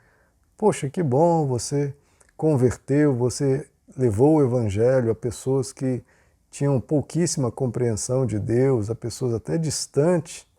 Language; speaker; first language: Portuguese; native; Portuguese